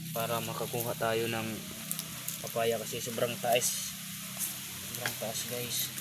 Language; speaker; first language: Filipino; non-native, local second language; Waray